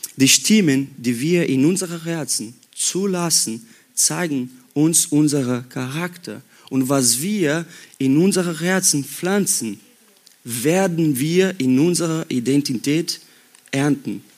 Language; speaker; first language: German; non-native, learner; Portuguese